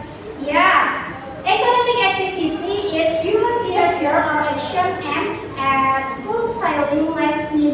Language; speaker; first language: English; non-native, learner; Indonesian